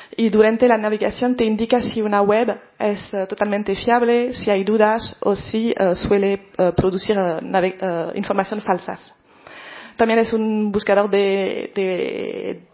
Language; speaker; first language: Spanish; non-native, fluent; French